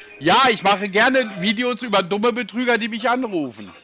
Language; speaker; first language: German; native; German